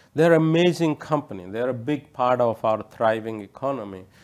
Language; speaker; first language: English; non-native, local second language; Odia